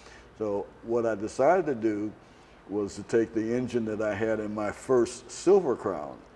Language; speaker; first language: English; native; English